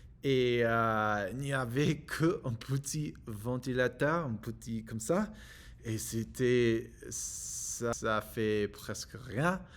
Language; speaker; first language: French; non-native, learner; English